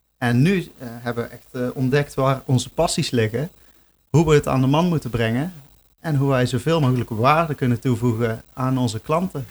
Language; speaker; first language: Dutch; native; Dutch